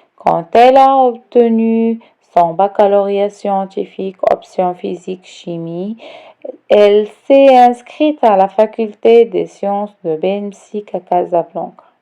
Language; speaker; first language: French; non-native, local second language; Arabic